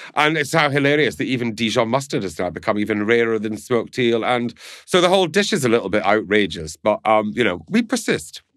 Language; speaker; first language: English; native; English